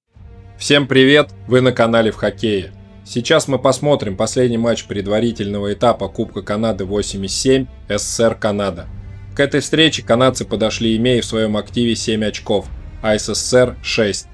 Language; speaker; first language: Russian; native; Russian